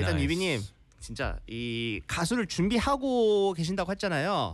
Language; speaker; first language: Korean; native; Korean